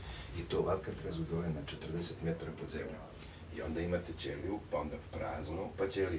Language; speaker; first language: Bosnian; native; Bosnian